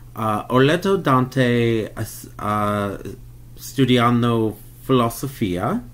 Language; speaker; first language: Italian; non-native, learner; English